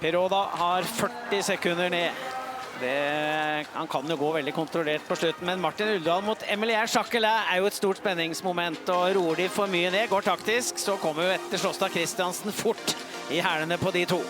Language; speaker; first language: Norwegian; native; Norwegian